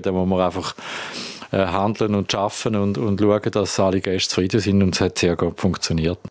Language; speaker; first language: German; native; German